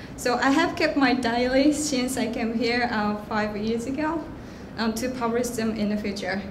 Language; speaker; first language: English; non-native, fluent; Japanese